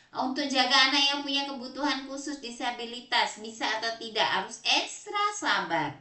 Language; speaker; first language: Indonesian; native; Indonesian